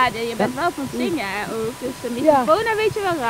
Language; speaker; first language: Dutch; native; Dutch